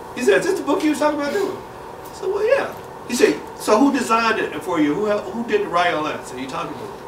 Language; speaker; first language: English; native; English